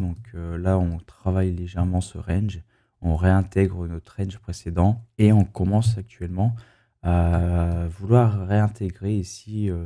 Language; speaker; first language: French; native; French